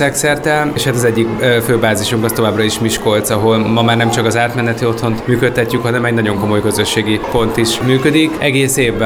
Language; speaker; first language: Hungarian; native; Hungarian